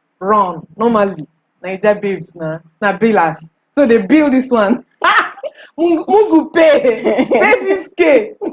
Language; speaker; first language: Nigerian Pidgin; non-native, local second language; Igbo